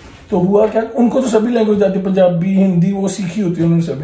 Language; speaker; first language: Hindi; non-native, local second language; Punjabi